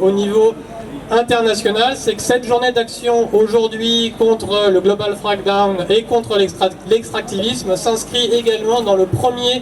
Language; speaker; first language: French; native; French